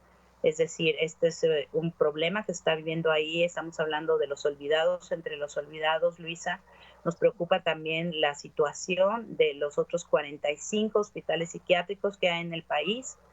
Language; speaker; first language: Spanish; native; Spanish